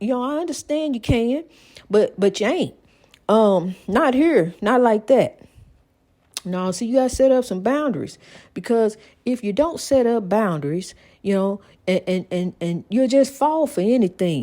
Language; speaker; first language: English; native; English